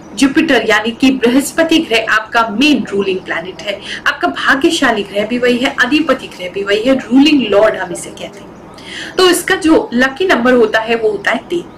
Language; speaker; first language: Hindi; native; Hindi